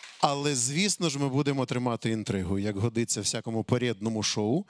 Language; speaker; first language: Ukrainian; native; Ukrainian